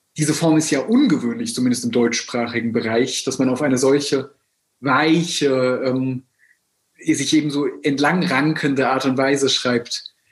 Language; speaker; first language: German; native; German